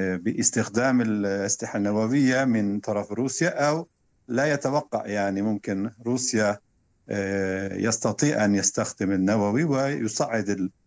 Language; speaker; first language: Arabic; non-native, fluent; Turkish